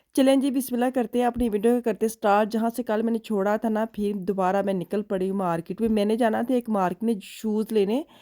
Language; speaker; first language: Urdu; non-native, local second language; Punjabi